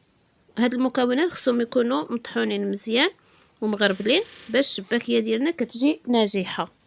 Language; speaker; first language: Arabic; native; Arabic